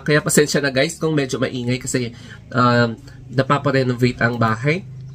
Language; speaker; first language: Filipino; native; Filipino